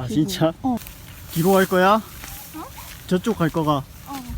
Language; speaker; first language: Korean; native; Korean